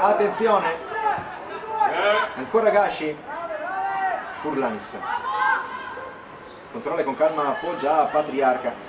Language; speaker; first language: Italian; native; Italian